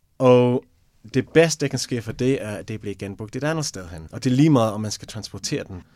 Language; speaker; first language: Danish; non-native, fluent; English